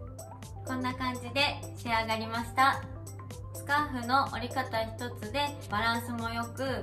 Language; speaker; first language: Japanese; native; Japanese